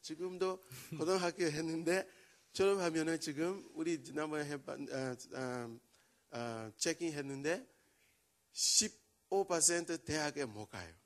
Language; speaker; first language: Korean; non-native, learner; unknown